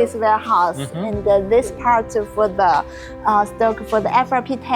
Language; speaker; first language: English; non-native, learner; Chinese